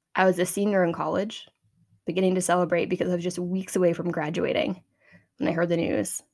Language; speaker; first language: English; native; English